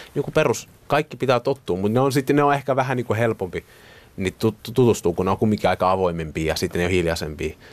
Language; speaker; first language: Finnish; early bilingual, other home language; Somali